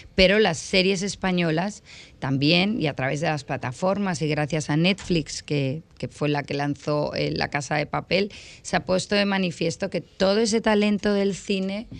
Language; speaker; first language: Spanish; native; Spanish